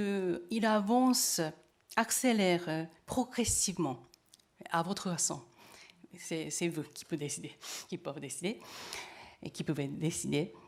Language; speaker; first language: French; non-native, learner; Japanese